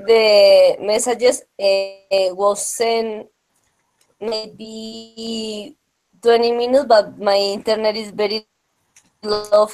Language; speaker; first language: English; non-native, learner; Spanish